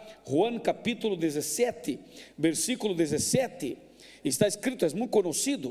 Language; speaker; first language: Spanish; non-native, fluent; Portuguese